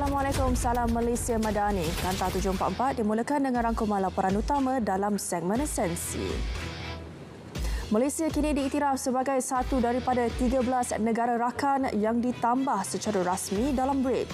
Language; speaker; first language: Malay; native; Malay